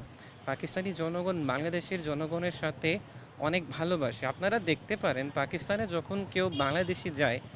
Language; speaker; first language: Bangla; non-native, fluent; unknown